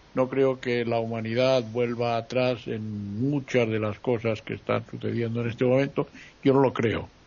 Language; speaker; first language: Spanish; native; Spanish